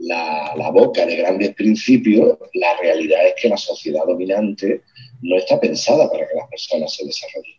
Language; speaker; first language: Spanish; native; Spanish